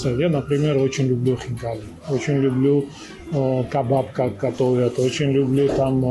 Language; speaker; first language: Russian; non-native, fluent; Georgian